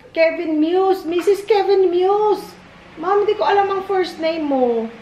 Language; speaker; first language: Filipino; native; Filipino